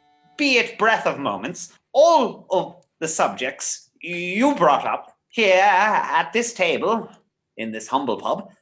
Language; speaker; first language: English; native; English